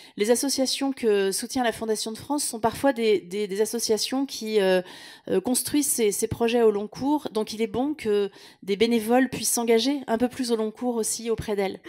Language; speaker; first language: French; native; French